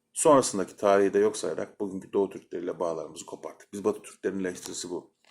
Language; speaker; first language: Turkish; native; Turkish